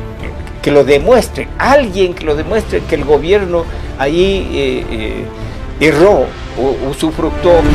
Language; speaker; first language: Spanish; native; Spanish